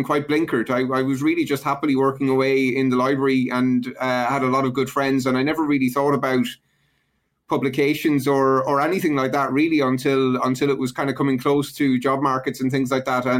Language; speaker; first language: English; native; English